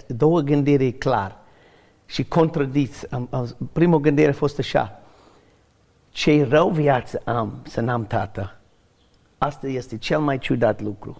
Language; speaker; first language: Romanian; non-native, fluent; English